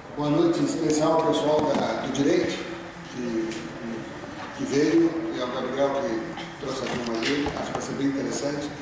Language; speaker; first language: Portuguese; native; Portuguese